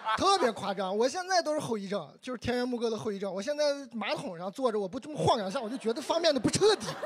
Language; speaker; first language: Chinese; native; Chinese